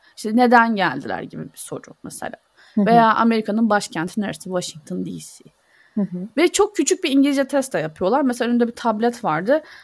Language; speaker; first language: Turkish; native; Turkish